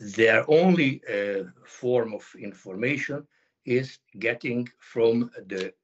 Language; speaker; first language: English; non-native, fluent; Hungarian